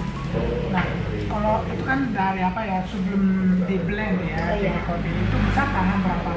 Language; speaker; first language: Indonesian; non-native, learner; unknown